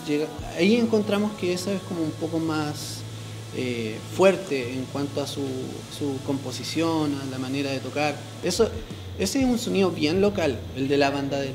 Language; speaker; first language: Spanish; native; Spanish